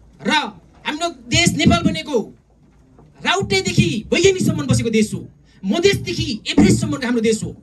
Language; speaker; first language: Nepali; non-native, local second language; Eastern Tamang